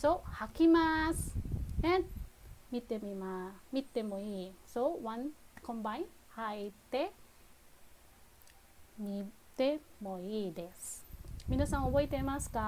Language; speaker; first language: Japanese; non-native, fluent; Filipino